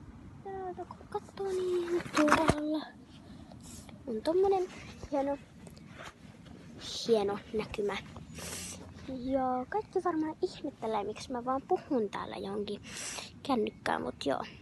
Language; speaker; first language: Finnish; native; Finnish